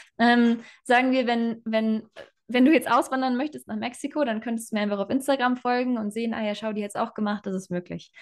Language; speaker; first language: German; native; German